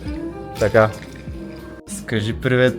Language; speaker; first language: Russian; non-native, learner; Bulgarian